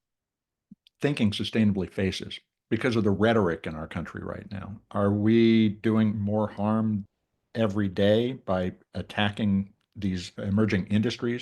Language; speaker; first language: English; native; English